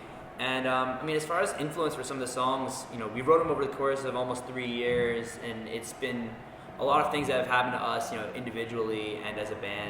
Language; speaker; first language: English; native; English